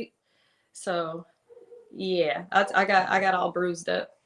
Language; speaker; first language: English; native; English